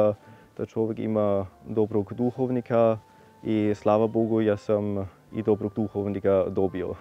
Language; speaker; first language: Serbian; non-native, fluent; German